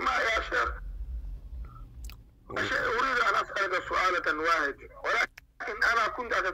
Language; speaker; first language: Arabic; non-native, learner; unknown